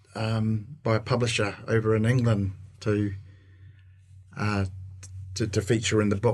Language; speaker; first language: English; native; English